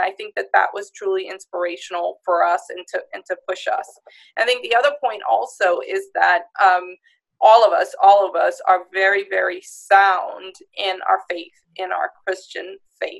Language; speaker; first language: English; native; English